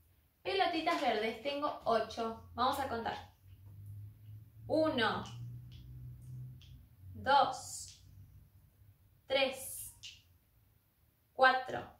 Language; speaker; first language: Spanish; native; Spanish